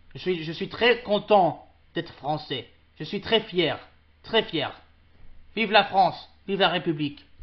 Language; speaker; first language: French; early bilingual, other home language; English